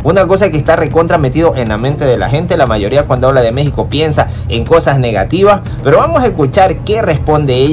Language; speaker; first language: Spanish; native; Spanish